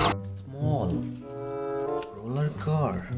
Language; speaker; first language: English; non-native, learner; Indonesian